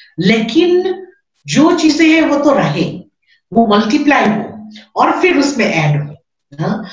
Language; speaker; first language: Hindi; non-native, local second language; Gujarati